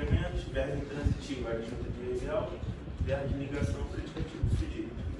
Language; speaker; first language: Portuguese; native; Portuguese